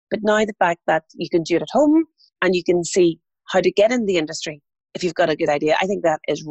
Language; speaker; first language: English; native; English